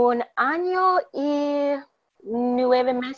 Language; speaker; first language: Spanish; non-native, learner; English